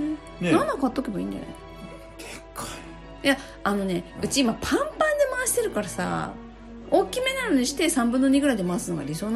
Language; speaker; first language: Japanese; native; Japanese